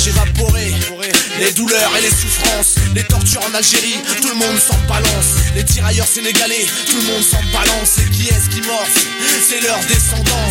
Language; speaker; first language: French; early bilingual, other home language; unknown